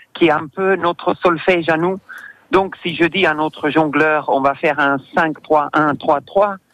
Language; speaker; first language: French; non-native, fluent; English